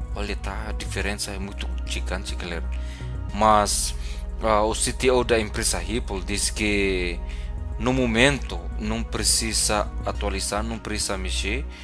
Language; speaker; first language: Portuguese; non-native, fluent; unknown